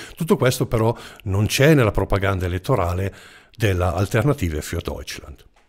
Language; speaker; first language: Italian; non-native, fluent; German